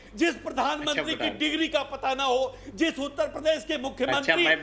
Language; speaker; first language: Hindi; native; Hindi